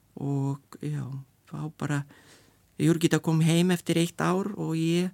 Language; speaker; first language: Icelandic; non-native, fluent; Lithuanian